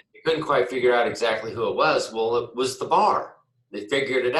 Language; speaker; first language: English; native; English